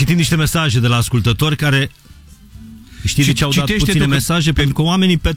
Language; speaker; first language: Romanian; native; Romanian